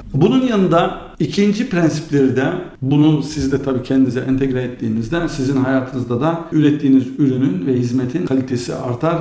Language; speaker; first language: Turkish; early bilingual, heritage; Turkish